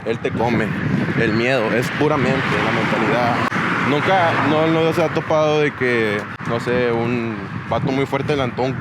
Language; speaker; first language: Spanish; native; Spanish